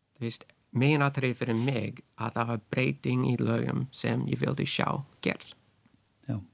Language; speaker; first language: Icelandic; non-native, fluent; English